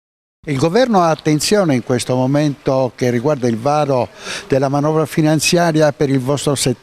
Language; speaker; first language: Italian; native; Italian